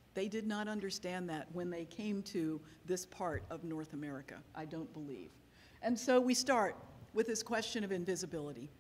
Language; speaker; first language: English; native; English